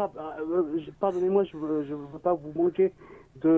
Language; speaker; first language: French; native; French